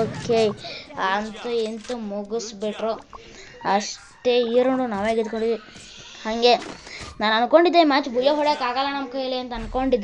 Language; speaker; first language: Kannada; native; Kannada